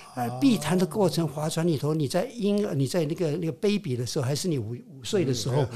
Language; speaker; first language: Chinese; non-native, local second language; Min Nan Chinese